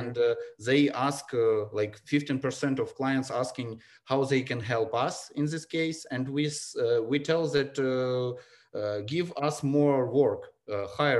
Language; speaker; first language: English; non-native, learner; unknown